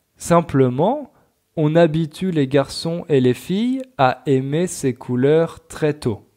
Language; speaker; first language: French; native; French